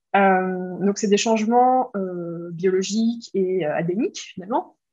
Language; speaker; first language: French; early bilingual, other home language; Greek